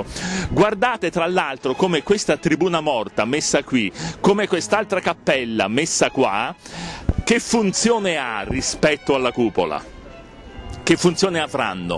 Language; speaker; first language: Italian; native; Italian